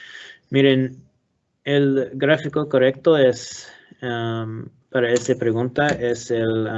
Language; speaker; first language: Spanish; non-native, learner; English